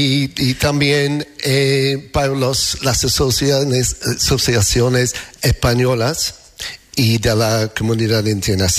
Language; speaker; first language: Spanish; non-native, fluent; English